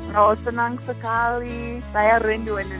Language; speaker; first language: Indonesian; non-native, fluent; English